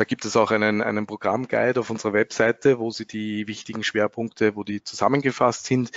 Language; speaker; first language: German; native; German